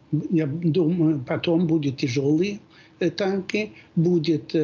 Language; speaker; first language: Russian; non-native, fluent; Swedish